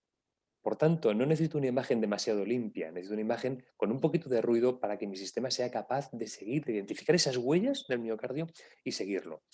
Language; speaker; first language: Spanish; native; Spanish